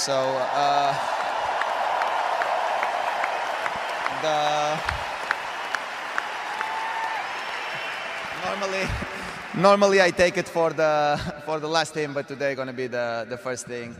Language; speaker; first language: English; non-native, fluent; Spanish